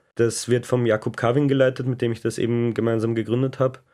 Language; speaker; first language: German; native; German